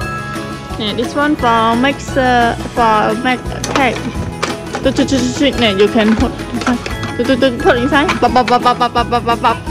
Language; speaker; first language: English; non-native, learner; Khmer